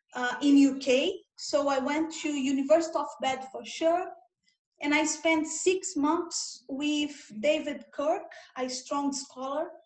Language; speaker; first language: English; non-native, fluent; Portuguese